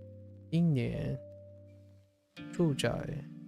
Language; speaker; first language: Chinese; non-native, learner; English